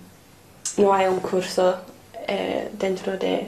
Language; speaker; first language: Spanish; non-native, fluent; English